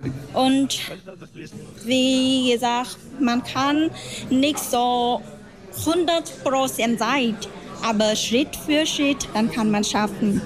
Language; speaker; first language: German; non-native, learner; Vietnamese